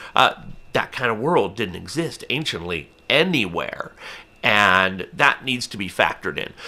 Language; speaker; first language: English; native; English